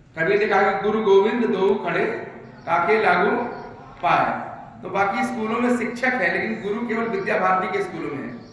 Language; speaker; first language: Hindi; native; Hindi